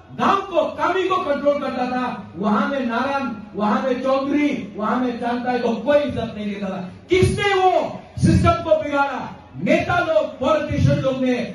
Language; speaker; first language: Hindi; non-native, local second language; Kok Borok